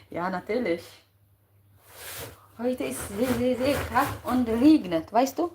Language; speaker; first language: German; non-native, learner; Tigrinya